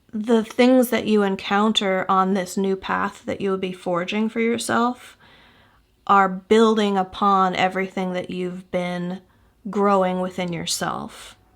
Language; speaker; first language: English; native; English